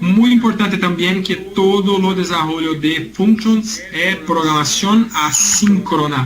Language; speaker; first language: Spanish; non-native, learner; Portuguese